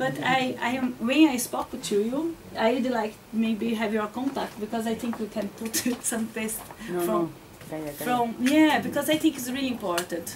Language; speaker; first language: English; non-native, learner; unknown